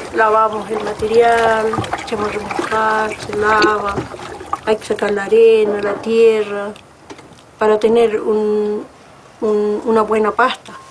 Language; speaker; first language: Spanish; native; Spanish